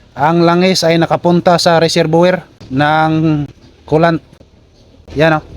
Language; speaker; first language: Filipino; non-native, local second language; Cebuano